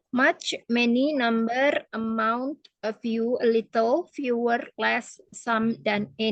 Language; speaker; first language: English; non-native, fluent; Indonesian